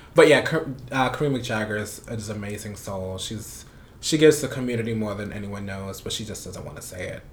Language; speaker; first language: English; non-native, fluent; Spanish